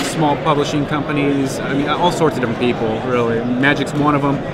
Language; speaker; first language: English; native; English